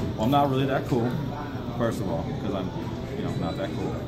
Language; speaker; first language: English; native; English